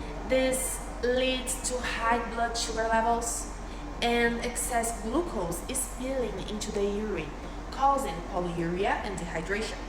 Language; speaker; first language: English; non-native, fluent; Portuguese